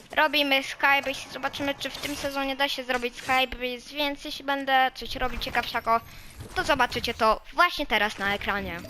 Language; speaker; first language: Polish; native; Polish